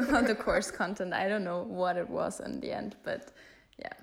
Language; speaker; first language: English; non-native, fluent; German